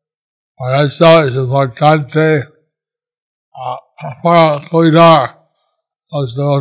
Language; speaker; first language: Spanish; non-native, learner; English